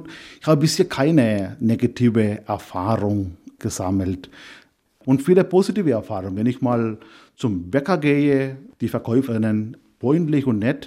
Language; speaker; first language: German; non-native, fluent; Malayalam